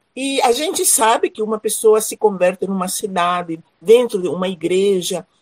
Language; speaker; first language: Portuguese; non-native, fluent; Spanish